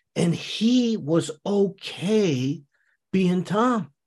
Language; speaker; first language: English; native; English